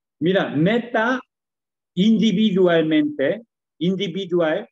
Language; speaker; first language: Spanish; non-native, learner; Korean